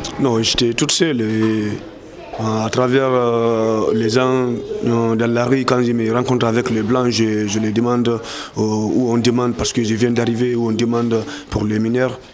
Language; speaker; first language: French; non-native, local second language; Fula